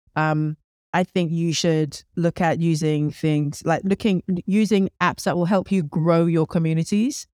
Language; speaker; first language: English; native; English